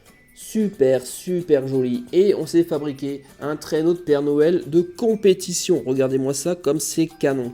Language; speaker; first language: French; native; French